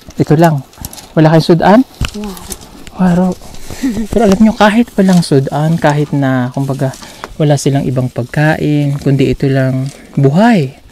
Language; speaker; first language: Filipino; non-native, local second language; Cebuano